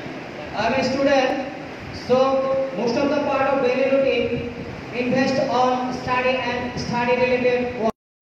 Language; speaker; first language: English; non-native, learner; Bangla